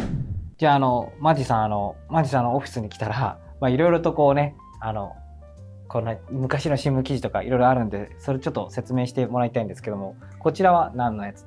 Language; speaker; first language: Japanese; native; Japanese